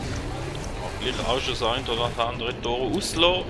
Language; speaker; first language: German; native; German